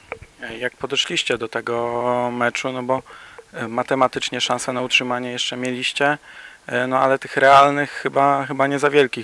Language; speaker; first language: Polish; native; Polish